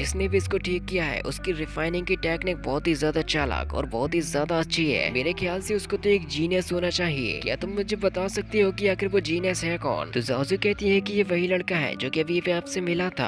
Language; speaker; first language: Hindi; native; Hindi